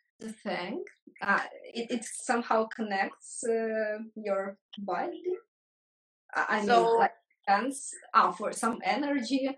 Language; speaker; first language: English; non-native, fluent; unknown